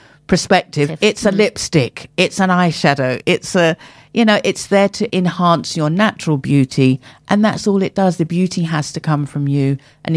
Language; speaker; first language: English; native; English